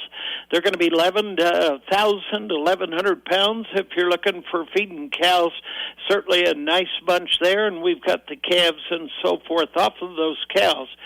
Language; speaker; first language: English; native; English